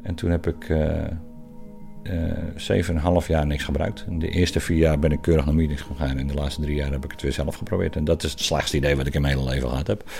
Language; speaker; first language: Dutch; native; Dutch